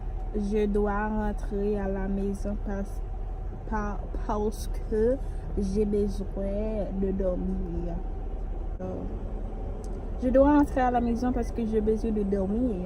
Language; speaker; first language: French; non-native, learner; Haitian Creole